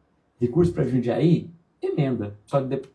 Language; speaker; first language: Portuguese; native; Portuguese